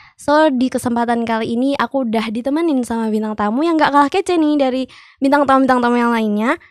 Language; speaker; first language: Indonesian; native; Indonesian